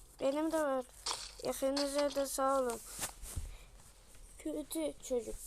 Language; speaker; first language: Turkish; native; Turkish